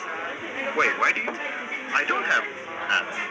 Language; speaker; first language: English; non-native, learner; Indonesian